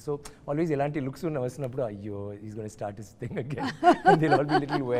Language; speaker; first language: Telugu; non-native, learner; Tamil